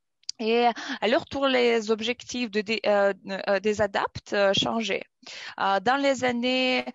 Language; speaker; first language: French; non-native, learner; Russian